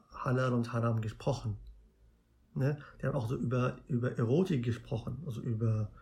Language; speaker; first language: German; non-native, fluent; Arabic